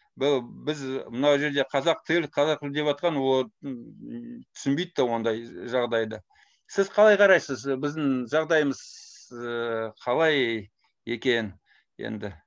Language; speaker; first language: Kazakh; non-native, fluent; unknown